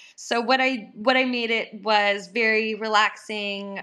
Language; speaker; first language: English; native; English